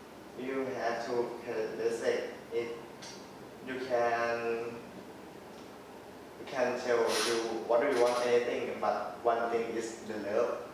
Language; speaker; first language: English; non-native, learner; Thai